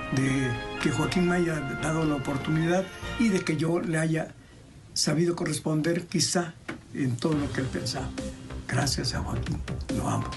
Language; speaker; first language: Spanish; native; Spanish